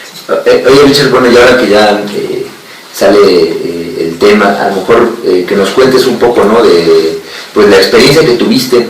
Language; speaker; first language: Spanish; native; Spanish